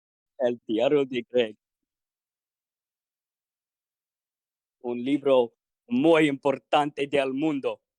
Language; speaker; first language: Spanish; non-native, learner; English